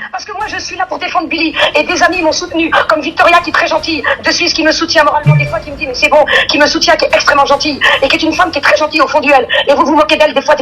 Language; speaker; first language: French; native; French